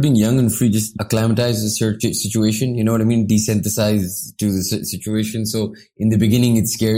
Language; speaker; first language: English; non-native, local second language; Urdu